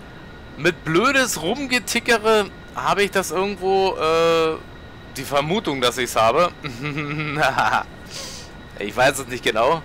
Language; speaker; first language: German; native; German